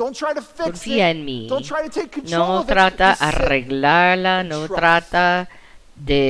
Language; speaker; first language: Spanish; non-native, fluent; English